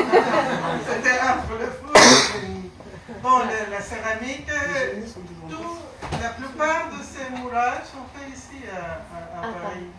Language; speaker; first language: French; non-native, learner; Spanish